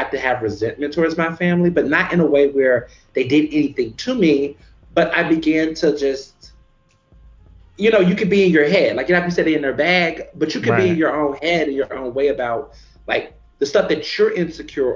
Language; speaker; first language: English; native; English